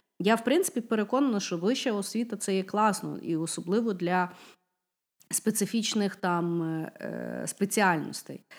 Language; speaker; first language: Ukrainian; non-native, local second language; Russian